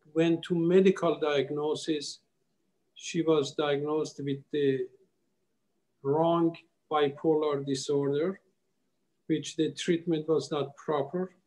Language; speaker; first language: English; non-native, fluent; Persian